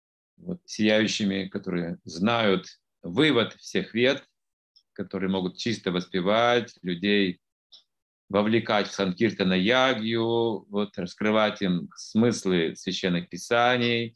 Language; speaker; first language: Russian; native; Russian